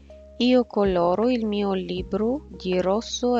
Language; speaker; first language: Italian; non-native, fluent; Bulgarian